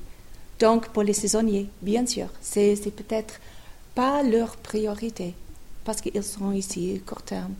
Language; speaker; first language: French; non-native, fluent; English